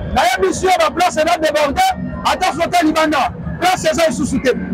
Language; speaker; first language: Lingala; native; Lingala